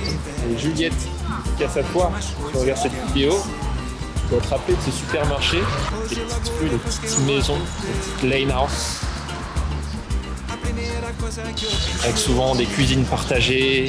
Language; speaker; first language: French; native; French